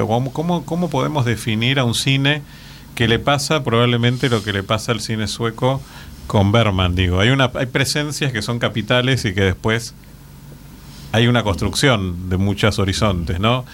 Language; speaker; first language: Spanish; native; Spanish